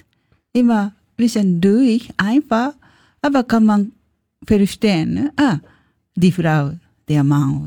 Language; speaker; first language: German; non-native, learner; Japanese